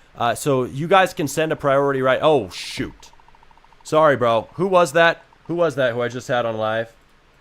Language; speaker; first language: English; native; English